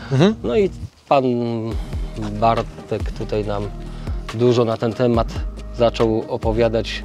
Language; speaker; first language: Polish; native; Polish